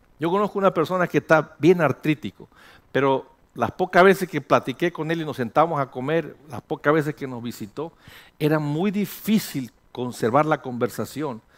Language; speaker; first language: Spanish; early bilingual, heritage; Spanish